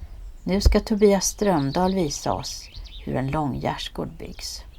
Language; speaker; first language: Swedish; native; Swedish